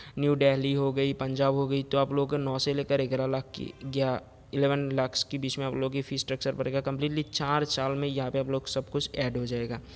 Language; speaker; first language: Hindi; non-native, local second language; Assamese